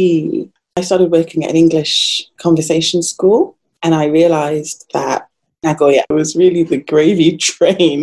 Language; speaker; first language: English; native; English